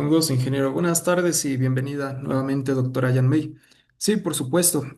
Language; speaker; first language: Spanish; native; Spanish